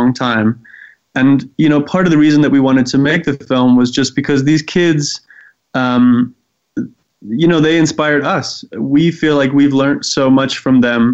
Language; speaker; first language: English; native; English